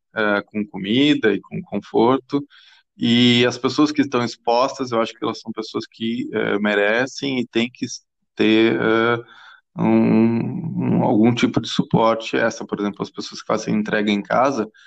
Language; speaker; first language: Portuguese; non-native, fluent; English